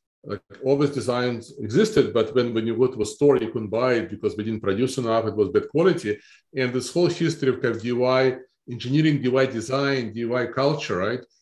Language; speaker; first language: English; non-native, fluent; Russian